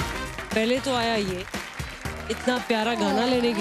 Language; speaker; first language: Hindi; native; Hindi